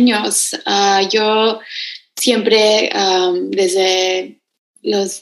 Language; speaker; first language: Spanish; early bilingual, heritage; Spanish